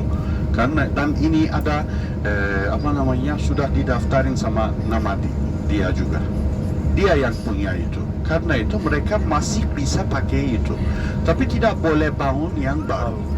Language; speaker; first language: Indonesian; non-native, fluent; Turkish